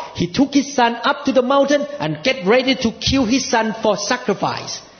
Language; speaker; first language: English; non-native, fluent; Thai